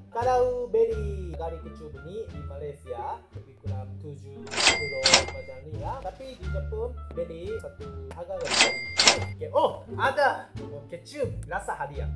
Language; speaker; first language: Malay; non-native, learner; Japanese